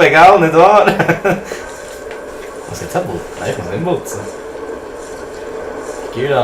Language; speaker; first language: German; native; German